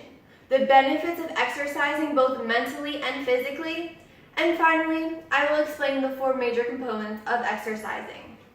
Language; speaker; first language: English; native; English